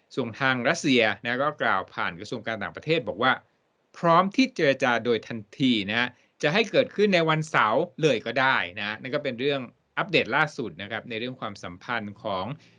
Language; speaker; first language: Thai; native; Thai